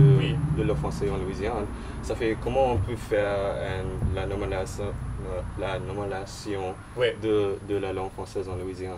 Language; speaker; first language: French; non-native, local second language; English